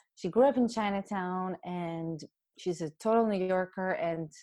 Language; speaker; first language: English; non-native, fluent; Hebrew